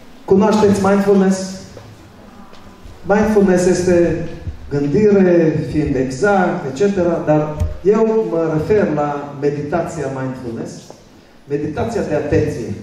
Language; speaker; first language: Romanian; early bilingual, other home language; Hebrew